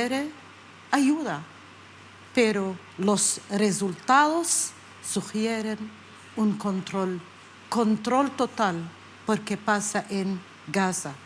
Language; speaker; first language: Spanish; non-native, learner; Arabic